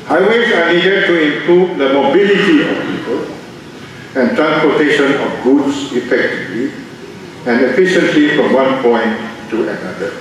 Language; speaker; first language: English; non-native, local second language; Malay